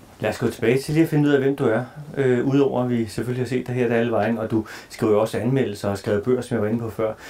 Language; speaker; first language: Danish; native; Danish